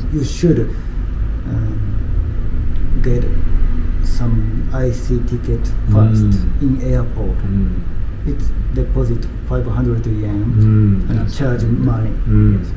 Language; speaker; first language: English; non-native, learner; Japanese